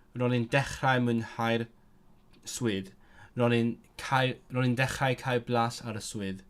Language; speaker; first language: Welsh; non-native, learner; Cantonese